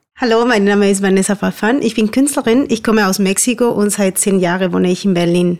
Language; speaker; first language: German; non-native, fluent; Spanish